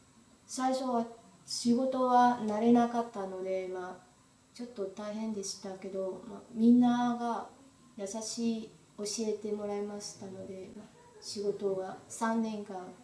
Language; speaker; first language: Japanese; non-native, learner; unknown